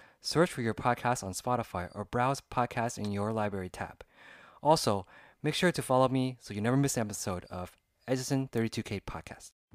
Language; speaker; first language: English; early bilingual, other home language; Vietnamese